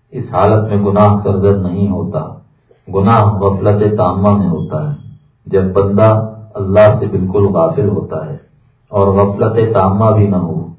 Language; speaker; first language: Urdu; native; Urdu